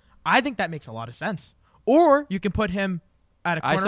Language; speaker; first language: English; native; English